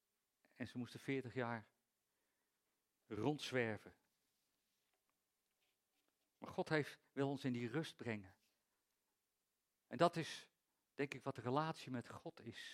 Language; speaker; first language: Dutch; native; Dutch